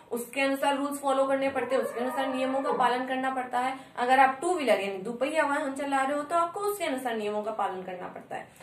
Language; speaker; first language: Hindi; native; Hindi